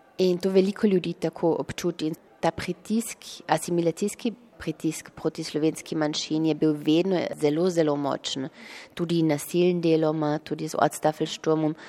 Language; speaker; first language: Slovenian; early bilingual, heritage; Slovenian